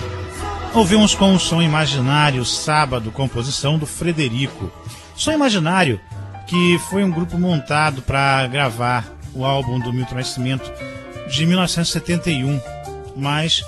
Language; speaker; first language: Portuguese; native; Portuguese